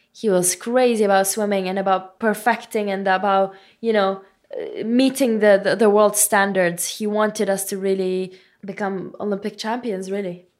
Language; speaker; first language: English; non-native, fluent; Arabic